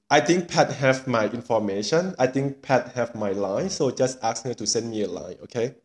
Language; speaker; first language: English; non-native, learner; Thai